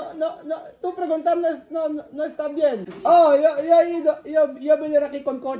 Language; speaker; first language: Spanish; non-native, learner; Filipino